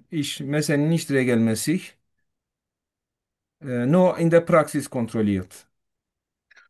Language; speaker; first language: German; non-native, fluent; Turkish